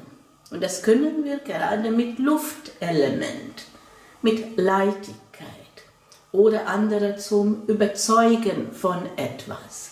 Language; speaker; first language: German; non-native, fluent; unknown